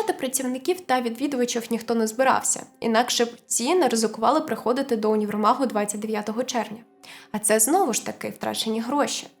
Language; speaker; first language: Ukrainian; native; Ukrainian